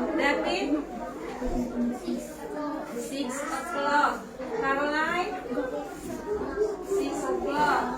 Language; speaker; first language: English; non-native, learner; Indonesian